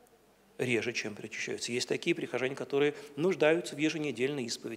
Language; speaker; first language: Russian; native; Russian